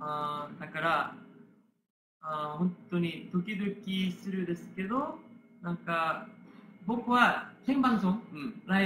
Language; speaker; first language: Japanese; non-native, learner; Korean